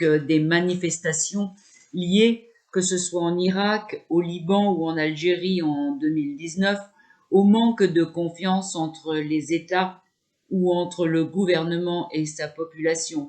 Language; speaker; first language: French; non-native, local second language; Arabic